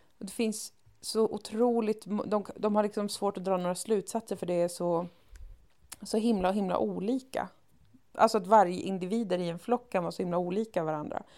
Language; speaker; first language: Swedish; native; Swedish